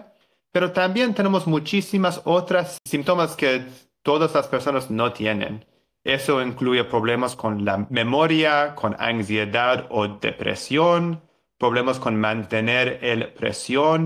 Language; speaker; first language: Spanish; non-native, fluent; English